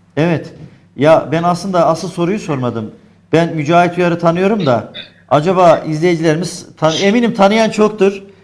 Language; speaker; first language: Turkish; native; Turkish